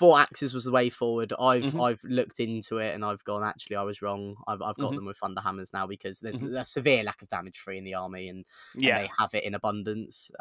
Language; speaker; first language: English; native; English